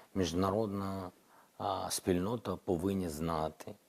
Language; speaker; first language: Ukrainian; non-native, local second language; Russian